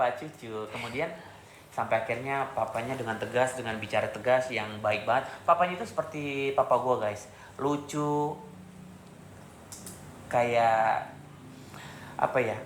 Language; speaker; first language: Indonesian; native; Indonesian